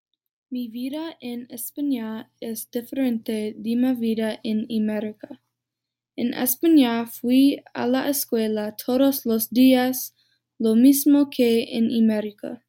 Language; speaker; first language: Spanish; non-native, learner; English